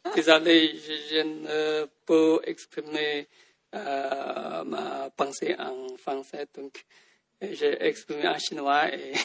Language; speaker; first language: French; non-native, fluent; Chinese